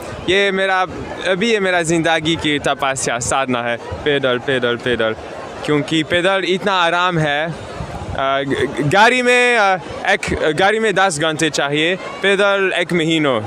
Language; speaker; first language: Hindi; non-native, learner; German